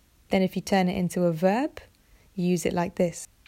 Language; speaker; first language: English; native; English